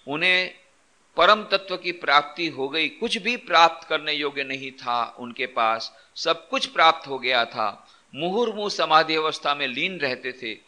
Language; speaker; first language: Hindi; non-native, local second language; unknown